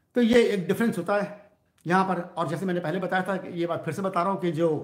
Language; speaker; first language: Hindi; native; Hindi